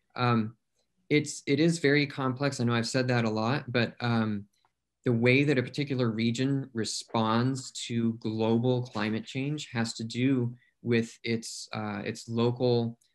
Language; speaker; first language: English; native; English